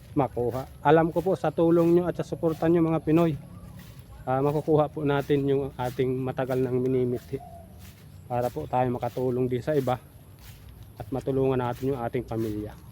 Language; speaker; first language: Filipino; non-native, local second language; Bikol